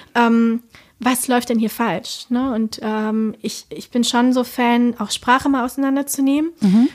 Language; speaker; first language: German; early bilingual, other home language; Spanish